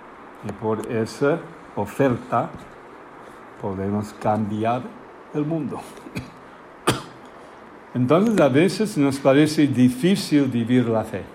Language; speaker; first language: Spanish; non-native, fluent; English